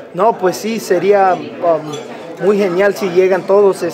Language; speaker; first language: Spanish; early bilingual, other home language; English